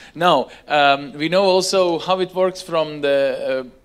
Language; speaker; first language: English; non-native, fluent; Latvian